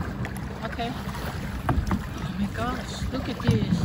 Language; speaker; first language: English; non-native, learner; Thai